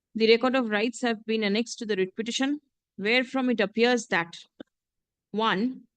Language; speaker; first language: English; non-native, local second language; Bangla